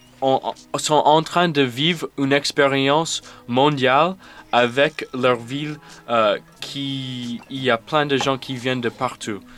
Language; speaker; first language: French; non-native, fluent; English